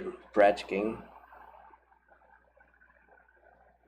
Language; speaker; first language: English; non-native, learner; Portuguese